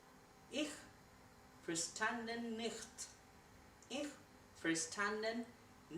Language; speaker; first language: German; non-native, learner; Hindi